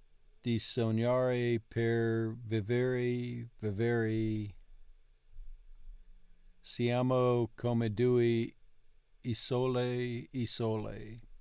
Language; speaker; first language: Italian; non-native, learner; English